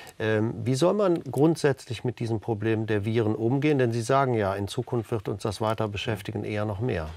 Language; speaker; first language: German; native; German